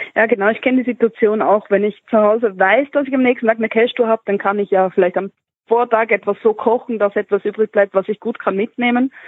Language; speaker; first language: German; native; German